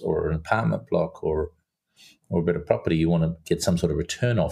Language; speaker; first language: English; native; English